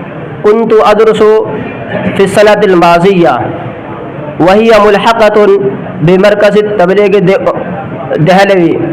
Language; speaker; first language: Arabic; non-native, learner; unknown